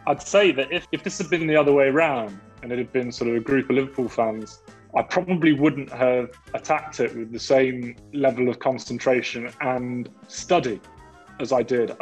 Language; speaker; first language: English; native; English